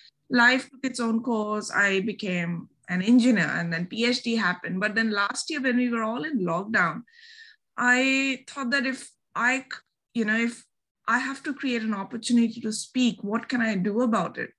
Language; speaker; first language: English; non-native, local second language; Bangla